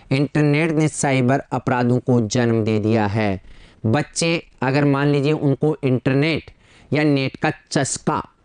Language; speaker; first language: Hindi; native; Hindi